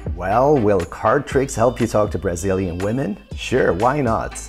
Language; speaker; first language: English; non-native, fluent; Swedish